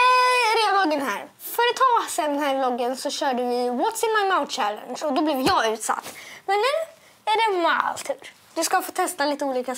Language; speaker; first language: Swedish; native; Swedish